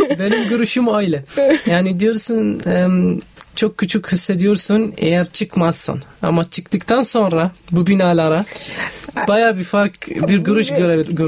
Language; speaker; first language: Turkish; non-native, learner; Arabic